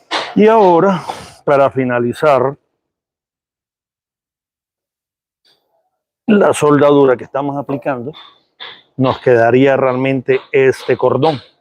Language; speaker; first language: Spanish; native; Spanish